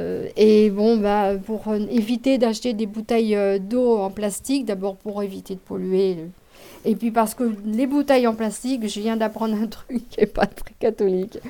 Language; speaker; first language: French; native; French